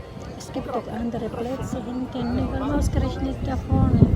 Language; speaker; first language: German; non-native, fluent; Filipino